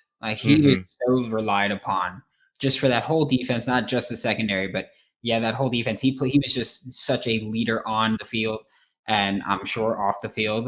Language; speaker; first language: English; native; English